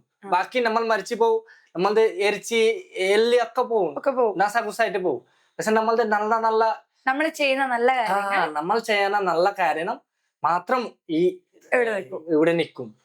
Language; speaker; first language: Malayalam; non-native, fluent; Bangla